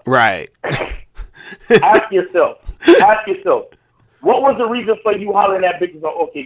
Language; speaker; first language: English; native; English